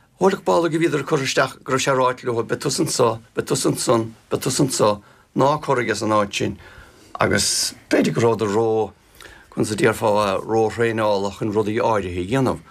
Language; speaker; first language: Irish; native; Irish